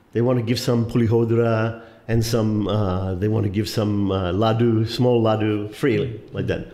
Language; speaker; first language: English; native; English